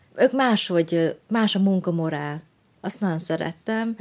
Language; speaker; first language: Hungarian; early bilingual, other home language; Vietnamese